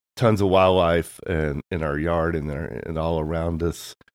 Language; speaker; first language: English; native; English